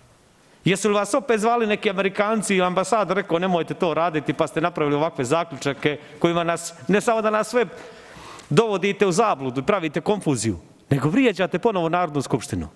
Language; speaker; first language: Serbian; native; Serbian